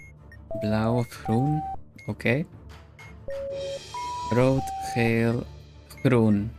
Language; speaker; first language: Dutch; non-native, learner; Swedish